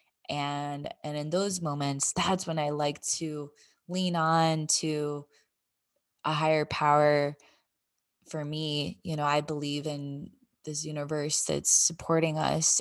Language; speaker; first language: English; native; English